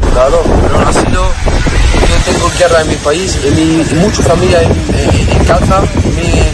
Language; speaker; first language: Spanish; non-native, learner; Arabic